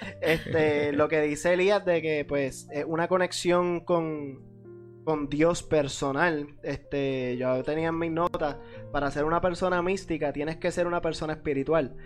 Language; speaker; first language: Spanish; native; Spanish